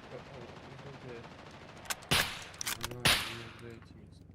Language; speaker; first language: Russian; native; Russian